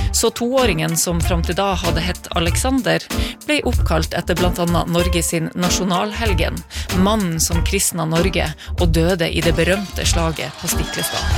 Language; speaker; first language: Norwegian; native; Norwegian